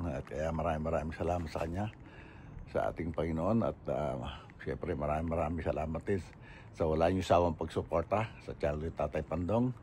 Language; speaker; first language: Filipino; native; Filipino